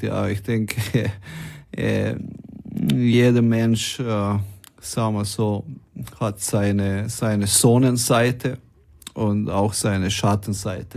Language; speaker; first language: German; non-native, fluent; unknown